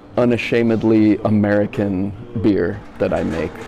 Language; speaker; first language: English; native; English